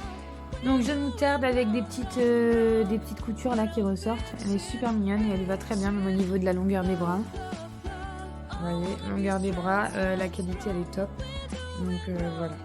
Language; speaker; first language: French; native; French